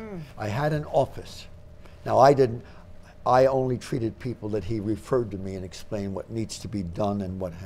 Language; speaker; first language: English; native; English